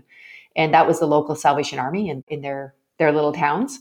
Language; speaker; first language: English; native; English